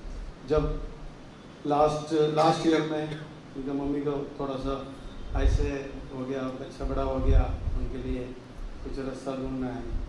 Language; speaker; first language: Hindi; non-native, local second language; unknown